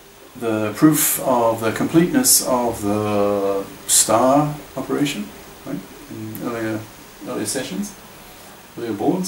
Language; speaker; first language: English; native; English